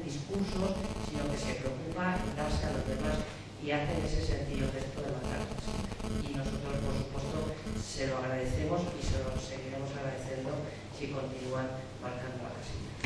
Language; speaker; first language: Spanish; native; Spanish